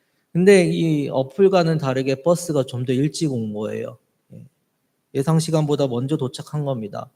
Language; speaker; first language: Korean; native; Korean